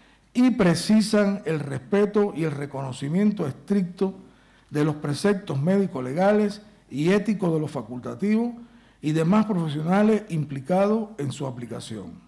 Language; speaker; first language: Spanish; native; Spanish